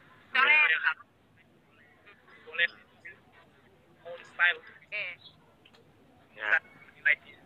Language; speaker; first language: Indonesian; native; Indonesian